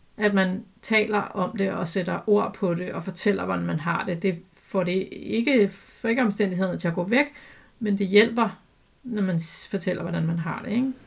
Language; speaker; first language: Danish; native; Danish